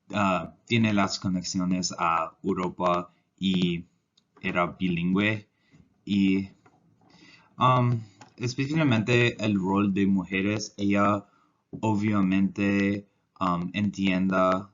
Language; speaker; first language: Spanish; non-native, learner; English